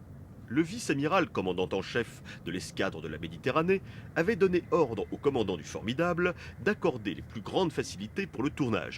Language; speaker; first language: French; native; French